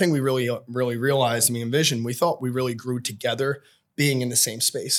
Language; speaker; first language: English; native; English